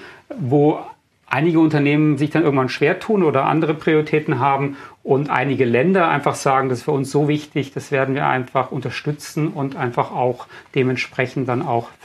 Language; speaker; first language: German; native; German